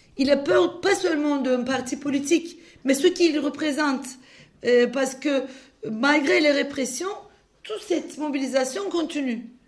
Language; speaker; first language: French; non-native, fluent; Turkish